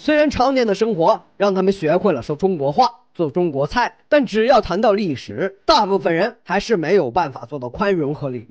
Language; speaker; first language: Chinese; native; Chinese